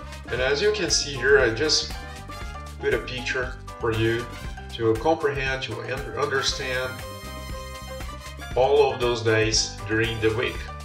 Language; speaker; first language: English; non-native, fluent; Portuguese